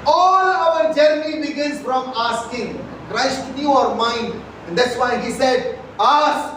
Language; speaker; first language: English; non-native, local second language; Hindi